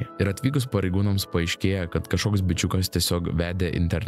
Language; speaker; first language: Lithuanian; native; Lithuanian